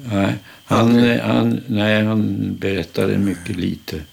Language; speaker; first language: Swedish; early bilingual, other home language; German